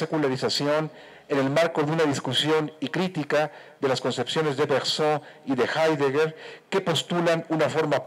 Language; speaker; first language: Spanish; native; Spanish